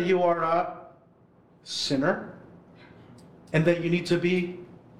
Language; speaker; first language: English; non-native, local second language; Filipino